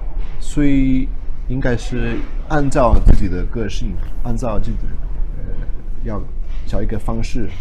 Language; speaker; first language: Chinese; non-native, fluent; Spanish